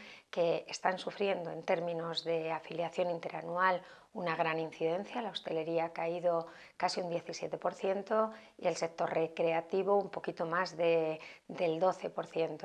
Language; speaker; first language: Spanish; native; Spanish